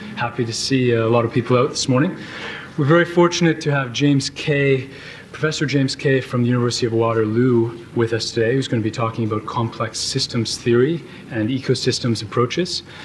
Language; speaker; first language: English; native; English